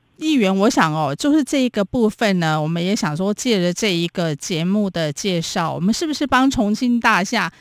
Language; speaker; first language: Chinese; native; Chinese